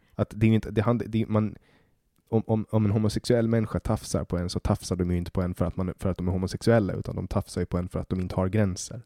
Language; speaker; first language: Swedish; native; Swedish